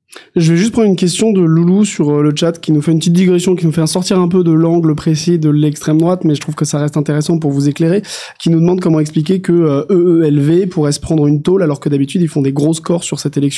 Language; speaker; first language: French; native; French